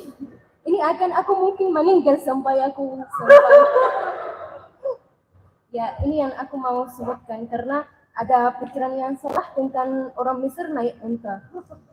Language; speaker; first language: Indonesian; non-native, learner; Arabic